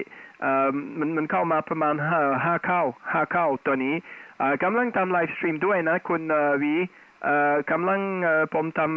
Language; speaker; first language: Thai; non-native, fluent; Dutch